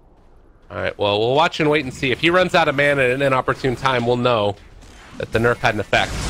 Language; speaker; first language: English; native; English